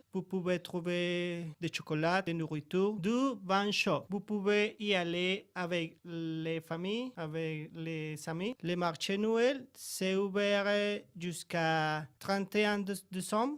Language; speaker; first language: French; non-native, learner; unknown